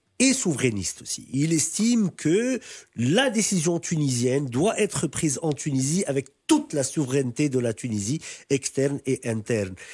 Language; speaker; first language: French; non-native, local second language; Arabic